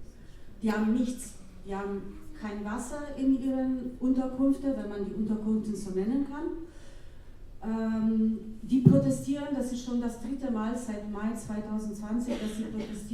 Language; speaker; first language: German; non-native, fluent; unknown